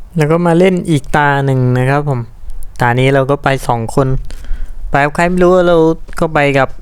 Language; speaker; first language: Thai; native; Thai